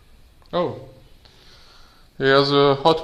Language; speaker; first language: English; non-native, learner; French